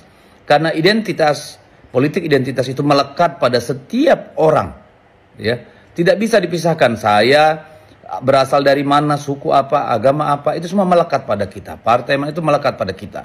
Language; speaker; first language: Indonesian; native; Indonesian